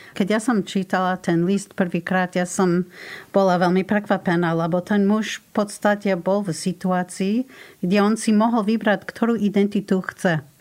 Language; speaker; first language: Slovak; non-native, fluent; English